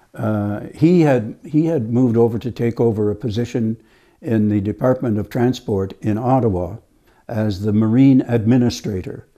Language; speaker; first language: English; native; English